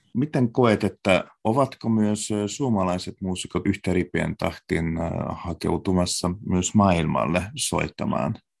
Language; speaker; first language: Finnish; native; Finnish